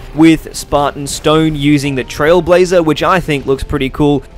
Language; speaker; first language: English; native; English